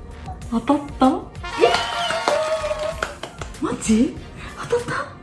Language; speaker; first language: Japanese; native; Japanese